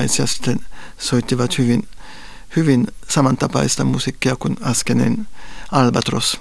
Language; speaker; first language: Finnish; non-native, fluent; Spanish